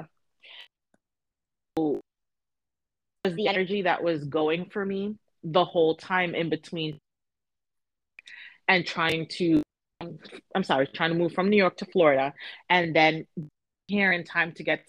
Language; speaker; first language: English; native; English